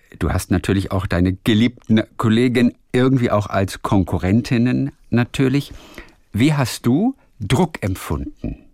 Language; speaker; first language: German; native; German